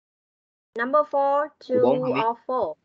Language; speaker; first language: English; non-native, learner; Vietnamese